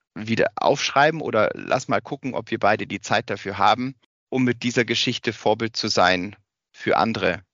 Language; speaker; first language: German; native; German